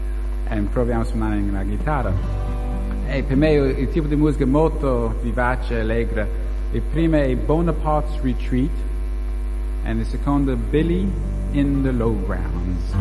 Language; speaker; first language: Italian; non-native, learner; English